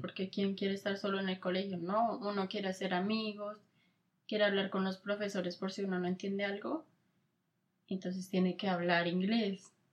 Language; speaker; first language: Spanish; native; Spanish